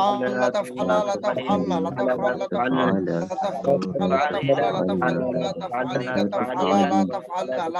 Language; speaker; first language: Arabic; non-native, learner; Bangla